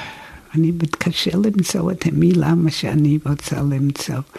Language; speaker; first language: Hebrew; non-native, fluent; English